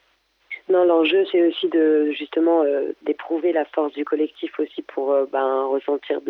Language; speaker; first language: French; native; French